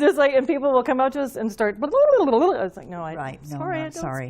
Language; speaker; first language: English; native; English